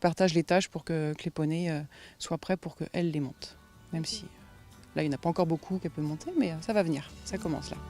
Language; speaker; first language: French; native; French